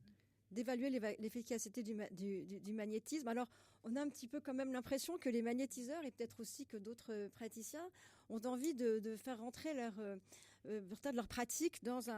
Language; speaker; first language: French; native; French